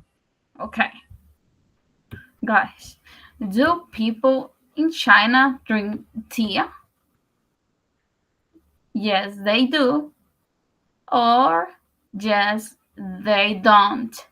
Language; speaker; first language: English; non-native, learner; Spanish